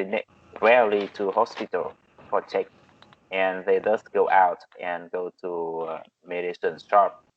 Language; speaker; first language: English; non-native, learner; Vietnamese